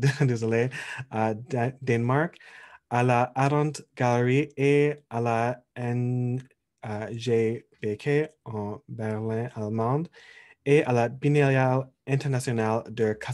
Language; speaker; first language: French; non-native, local second language; English